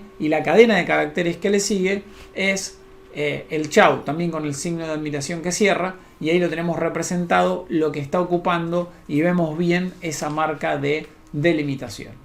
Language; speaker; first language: Spanish; native; Spanish